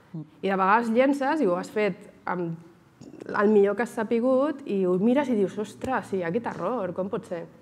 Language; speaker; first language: Catalan; native; Catalan